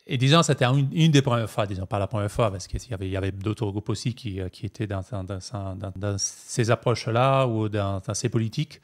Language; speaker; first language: French; non-native, fluent; Italian